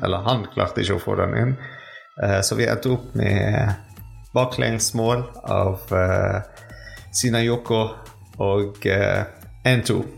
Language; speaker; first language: Norwegian; non-native, fluent; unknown